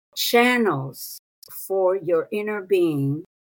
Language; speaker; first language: English; non-native, fluent; Hebrew